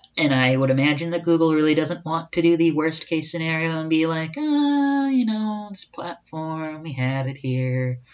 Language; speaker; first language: English; native; English